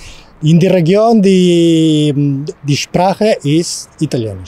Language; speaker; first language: German; non-native, learner; Spanish